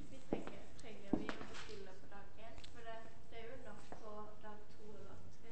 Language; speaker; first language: Norwegian; native; Norwegian